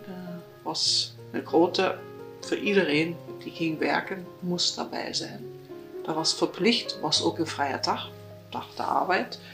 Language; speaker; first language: Dutch; non-native, fluent; German